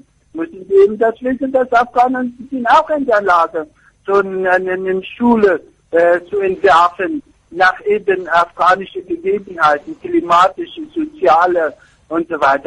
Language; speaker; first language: German; non-native, fluent; Persian